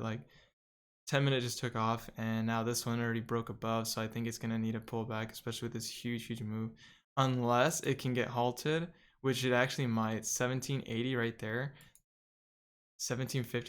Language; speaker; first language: English; native; English